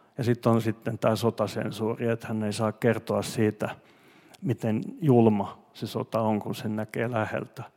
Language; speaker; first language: Finnish; non-native, local second language; Swedish